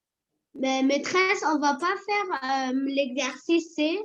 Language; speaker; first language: French; non-native, local second language; Arabic